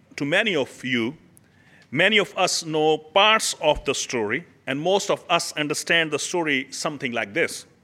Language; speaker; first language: English; non-native, local second language; Urdu